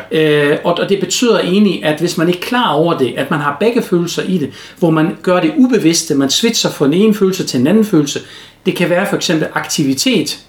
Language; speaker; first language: Danish; native; Danish